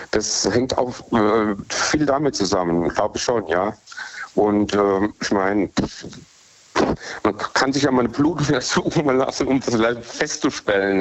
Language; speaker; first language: German; native; German